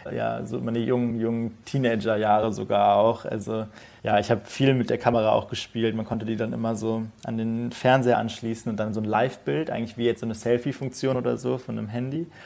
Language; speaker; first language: German; early bilingual, other home language; Persian